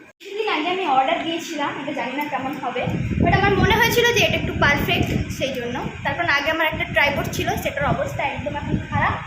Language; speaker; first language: Bangla; native; Bangla